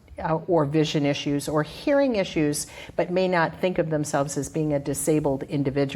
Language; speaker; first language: English; native; English